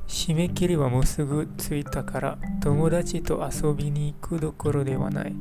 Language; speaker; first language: Japanese; non-native, learner; English